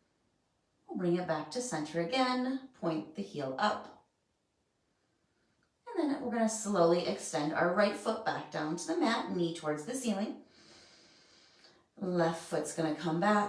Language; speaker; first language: English; native; English